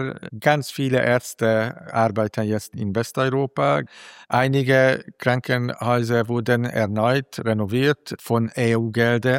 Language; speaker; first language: German; non-native, fluent; Hungarian